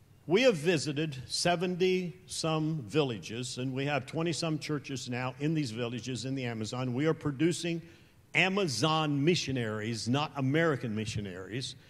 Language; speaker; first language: English; native; English